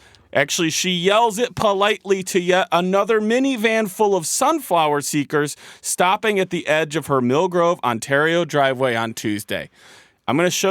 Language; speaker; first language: English; native; English